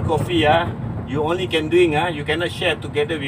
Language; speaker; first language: English; non-native, local second language; Malay